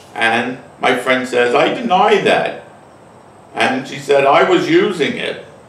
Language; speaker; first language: English; native; English